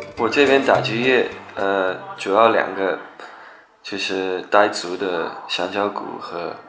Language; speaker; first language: Chinese; non-native, fluent; English